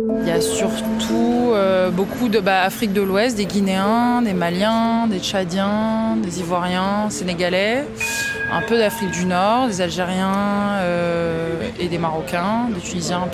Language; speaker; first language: French; native; French